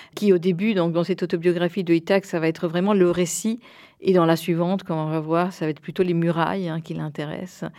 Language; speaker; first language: French; early bilingual, heritage; Spanish